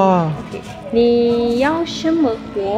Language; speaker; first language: Chinese; non-native, learner; Malay